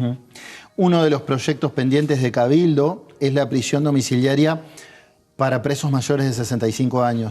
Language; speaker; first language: Spanish; native; Spanish